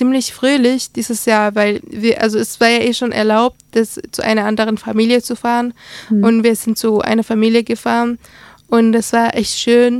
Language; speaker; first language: German; early bilingual, other home language; Arabic